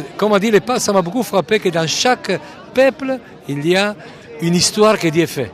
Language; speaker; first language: French; non-native, fluent; Italian